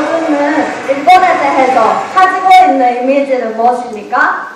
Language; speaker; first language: Korean; non-native, learner; Japanese